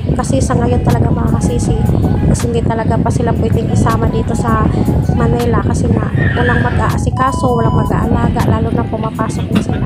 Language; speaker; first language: Filipino; non-native, local second language; Cebuano